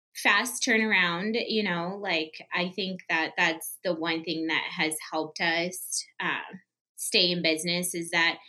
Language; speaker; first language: English; early bilingual, other home language; Portuguese